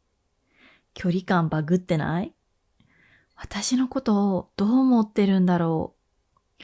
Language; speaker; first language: Japanese; native; Japanese